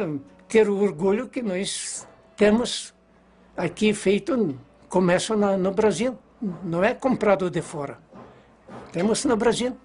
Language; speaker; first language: Portuguese; non-native, fluent; Ukrainian